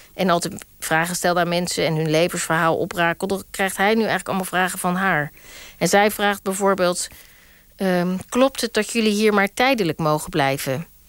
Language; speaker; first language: Dutch; native; Dutch